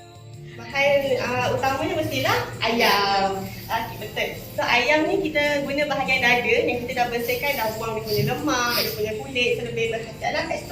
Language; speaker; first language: Malay; native; Malay